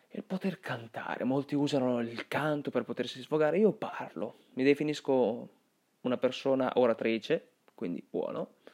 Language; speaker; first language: Italian; early bilingual, other home language; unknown